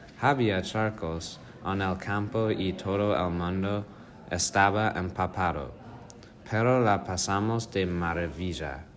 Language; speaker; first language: Spanish; non-native, learner; English